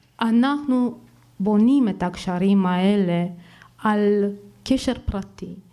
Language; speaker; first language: Hebrew; non-native, fluent; Romanian